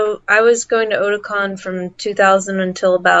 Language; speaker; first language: English; native; English